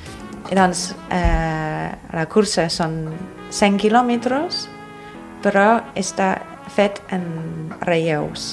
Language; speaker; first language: Catalan; non-native, fluent; English